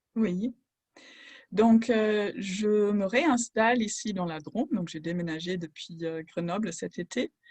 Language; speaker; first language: French; non-native, fluent; German